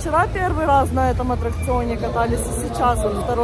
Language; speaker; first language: Russian; non-native, local second language; Ukrainian